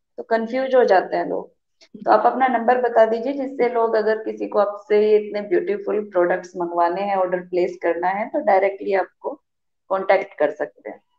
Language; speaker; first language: Hindi; native; Hindi